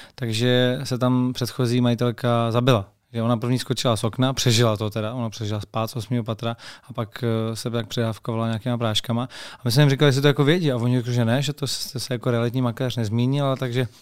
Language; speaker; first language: Czech; native; Czech